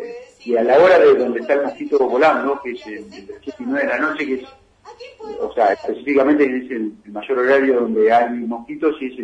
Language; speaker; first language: Spanish; native; Spanish